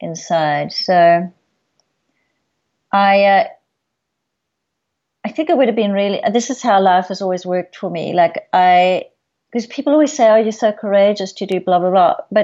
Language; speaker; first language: English; native; English